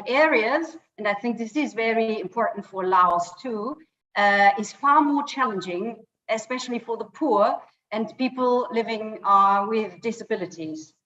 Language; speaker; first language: English; non-native, fluent; German